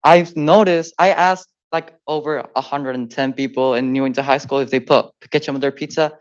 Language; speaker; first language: English; early bilingual, other home language; Spanish